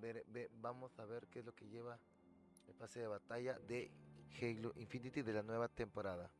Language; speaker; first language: Spanish; native; Spanish